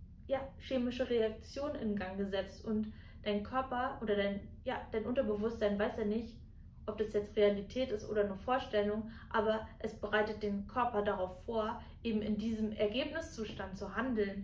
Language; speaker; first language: German; native; German